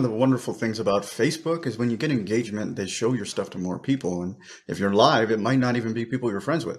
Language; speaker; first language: English; native; English